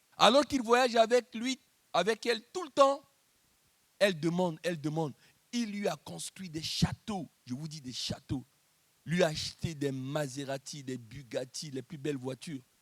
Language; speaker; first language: French; non-native, local second language; Lingala